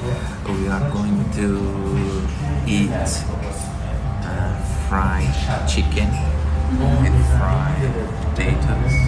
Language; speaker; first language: English; non-native, learner; Persian